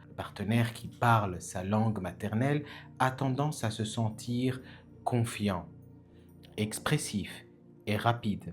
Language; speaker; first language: French; native; French